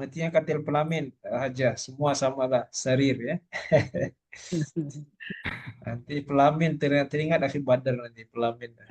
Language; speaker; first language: Malay; native; Malay